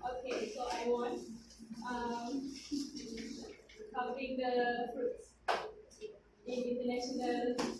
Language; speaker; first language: English; non-native, local second language; Malay